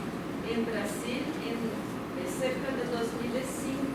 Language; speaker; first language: Spanish; non-native, fluent; Portuguese